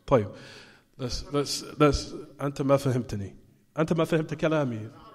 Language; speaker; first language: Arabic; non-native, fluent; English